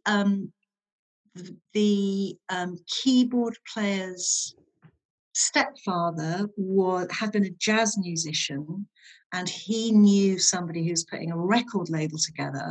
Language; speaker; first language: English; native; English